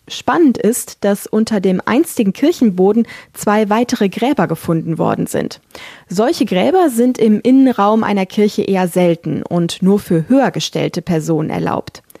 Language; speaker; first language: German; native; German